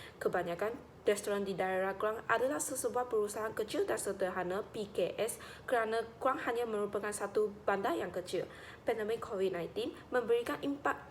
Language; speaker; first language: Malay; non-native, local second language; Chinese